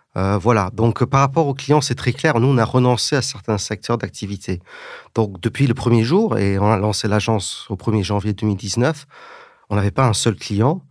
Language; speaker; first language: French; early bilingual, heritage; English